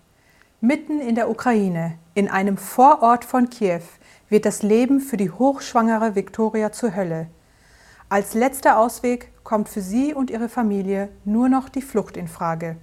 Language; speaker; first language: German; native; German